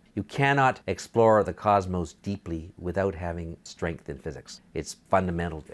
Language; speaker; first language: English; native; English